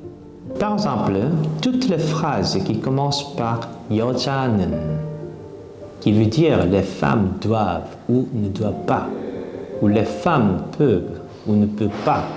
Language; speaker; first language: French; non-native, fluent; Korean